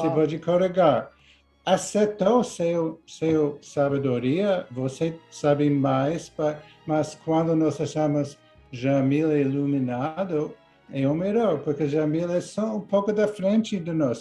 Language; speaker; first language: Portuguese; non-native, learner; English